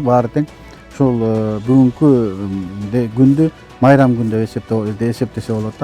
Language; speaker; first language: Kyrgyz; native; Kyrgyz